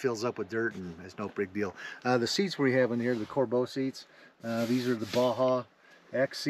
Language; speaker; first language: English; native; English